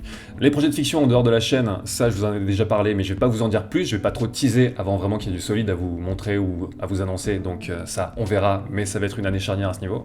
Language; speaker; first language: French; native; French